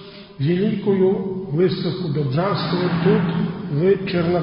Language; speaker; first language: Russian; non-native, fluent; Polish